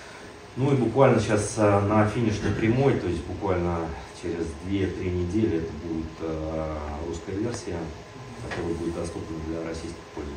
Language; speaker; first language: Russian; native; Russian